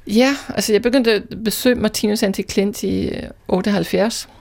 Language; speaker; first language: Danish; non-native, fluent; English